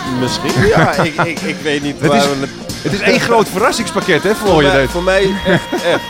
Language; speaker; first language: Dutch; native; Dutch